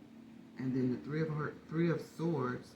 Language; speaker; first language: English; native; English